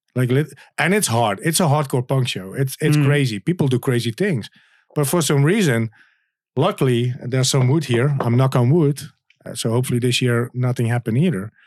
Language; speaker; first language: English; non-native, fluent; Dutch